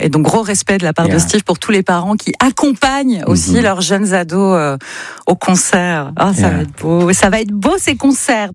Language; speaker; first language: French; native; French